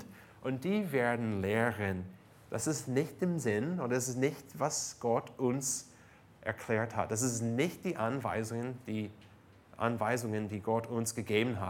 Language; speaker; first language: German; non-native, fluent; English